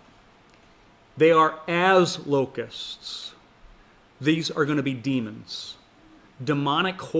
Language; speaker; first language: English; native; English